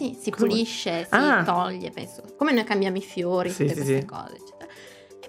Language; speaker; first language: Italian; native; Italian